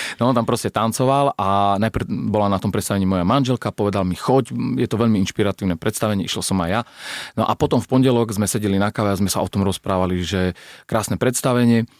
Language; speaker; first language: Slovak; non-native, local second language; Rusyn